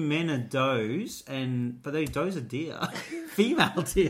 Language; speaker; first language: English; native; English